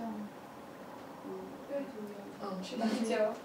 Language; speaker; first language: Chinese; non-native, fluent; Russian